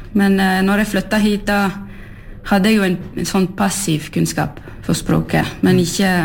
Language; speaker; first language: Norwegian; early bilingual, heritage; French